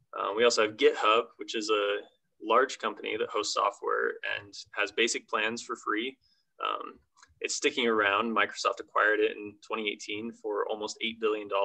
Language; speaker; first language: English; native; English